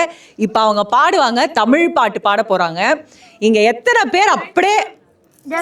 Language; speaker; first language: Tamil; native; Tamil